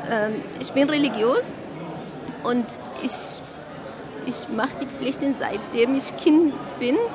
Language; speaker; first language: German; non-native, fluent; Arabic